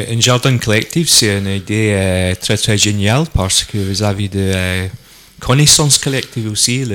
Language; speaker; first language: French; non-native, learner; English